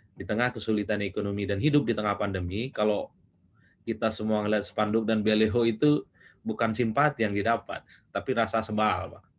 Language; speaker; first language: Indonesian; non-native, local second language; Madurese